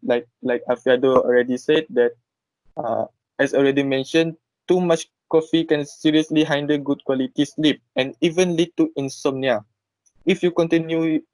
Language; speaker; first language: English; non-native, learner; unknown